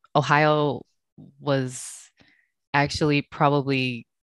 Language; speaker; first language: English; native; English